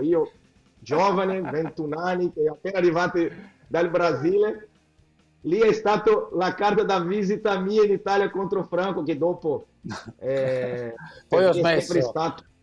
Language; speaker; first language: Italian; non-native, fluent; Portuguese